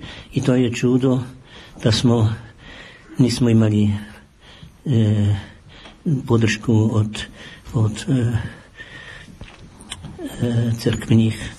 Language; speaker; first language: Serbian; non-native, fluent; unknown